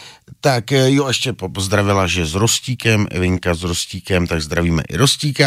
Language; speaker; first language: Czech; native; Czech